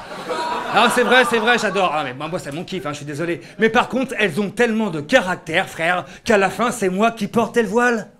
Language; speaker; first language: French; native; French